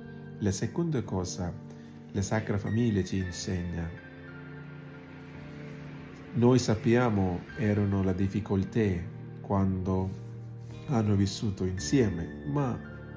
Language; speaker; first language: Italian; non-native, learner; Malayalam